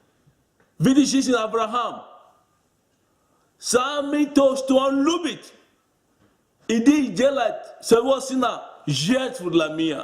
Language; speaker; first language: Russian; non-native, learner; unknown